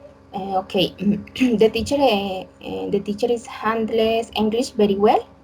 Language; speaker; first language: English; non-native, learner; Spanish